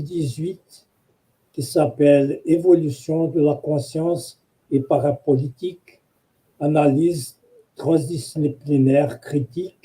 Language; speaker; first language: French; non-native, fluent; Portuguese